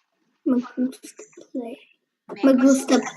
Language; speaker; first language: Spanish; non-native, learner; English